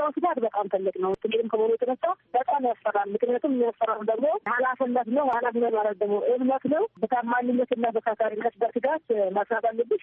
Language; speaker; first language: Amharic; non-native, local second language; Oromo